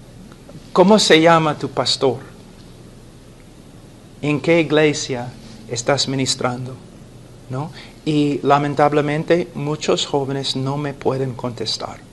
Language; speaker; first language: Spanish; non-native, fluent; English